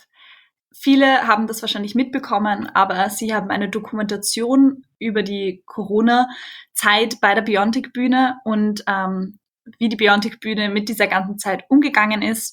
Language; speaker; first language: German; native; German